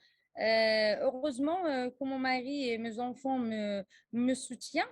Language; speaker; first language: French; non-native, local second language; Arabic